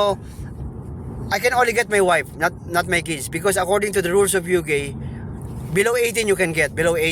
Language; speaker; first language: English; non-native, local second language; Filipino